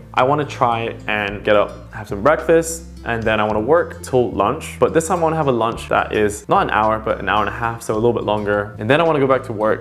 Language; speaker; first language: English; native; English